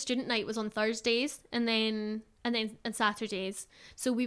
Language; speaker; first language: English; native; English